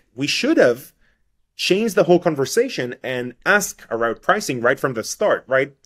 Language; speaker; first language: English; non-native, fluent; Hebrew